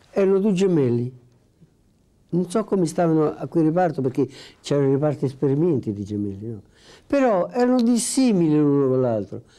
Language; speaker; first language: Italian; native; Italian